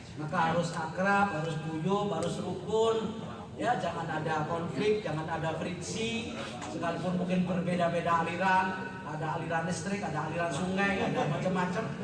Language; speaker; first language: Indonesian; non-native, local second language; Javanese